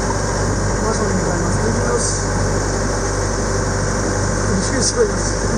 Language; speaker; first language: Japanese; native; Japanese